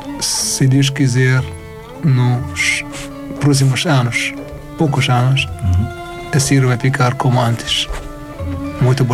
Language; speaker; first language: Portuguese; non-native, fluent; Arabic